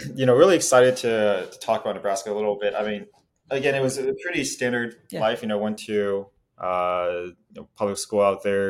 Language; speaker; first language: English; native; English